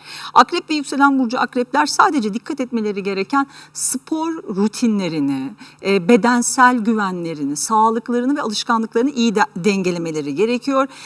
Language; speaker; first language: Turkish; native; Turkish